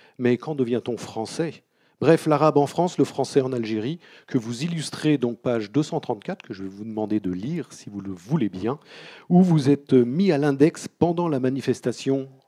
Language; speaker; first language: French; native; French